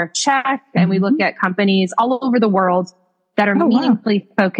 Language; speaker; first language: English; native; English